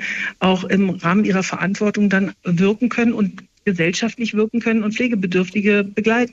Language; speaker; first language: German; native; German